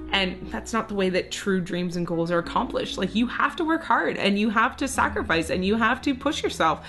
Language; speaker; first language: English; native; English